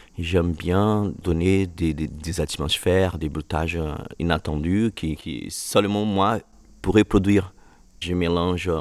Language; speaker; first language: French; non-native, fluent; Portuguese